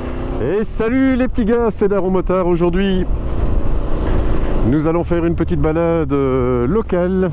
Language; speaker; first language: French; native; French